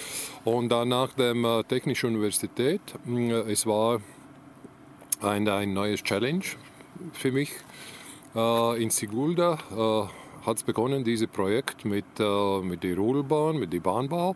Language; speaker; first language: German; non-native, learner; Latvian